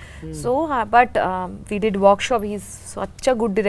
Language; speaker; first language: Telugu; non-native, learner; Bangla